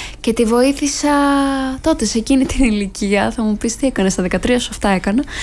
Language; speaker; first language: Greek; early bilingual, other home language; Albanian